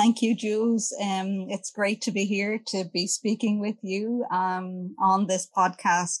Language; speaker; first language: English; native; English